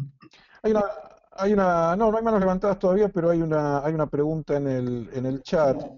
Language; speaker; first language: Spanish; native; Spanish